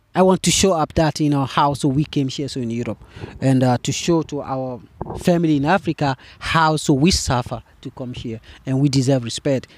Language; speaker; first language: English; non-native, fluent; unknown